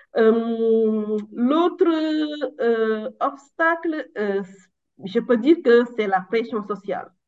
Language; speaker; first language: French; non-native, local second language; Wolof